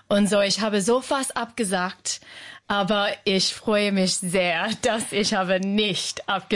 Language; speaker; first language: German; non-native, learner; English